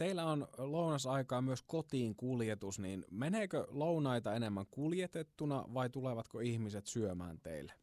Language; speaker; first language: Finnish; native; Finnish